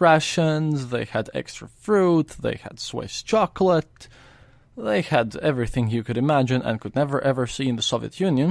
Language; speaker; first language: English; non-native, fluent; Latvian